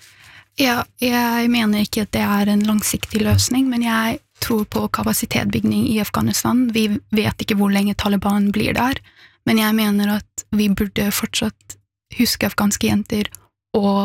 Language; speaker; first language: Norwegian; early bilingual, other home language; Persian